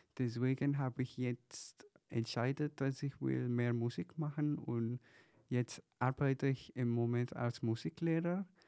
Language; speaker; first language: German; non-native, fluent; Chinese